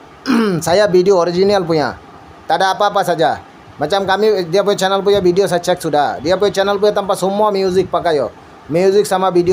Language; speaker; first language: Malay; non-native, learner; Bangla